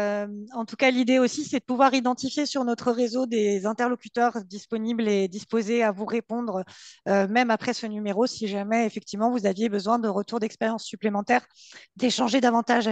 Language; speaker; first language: French; native; French